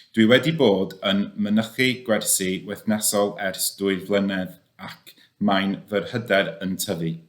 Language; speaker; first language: Welsh; non-native, local second language; English